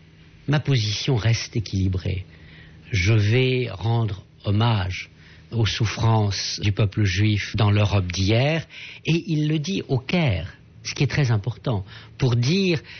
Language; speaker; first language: French; native; French